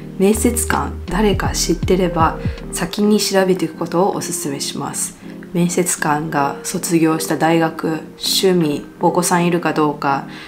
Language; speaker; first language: Japanese; native; Japanese